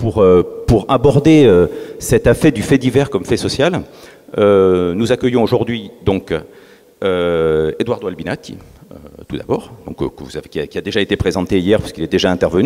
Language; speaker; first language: French; native; French